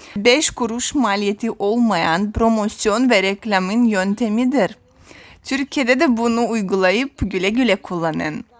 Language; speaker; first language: Turkish; non-native, fluent; Russian